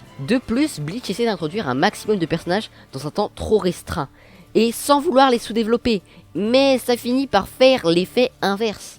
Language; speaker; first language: French; native; French